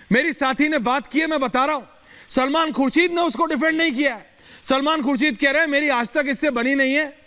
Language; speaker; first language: Hindi; native; Hindi